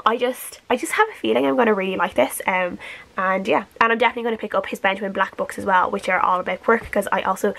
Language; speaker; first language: English; native; English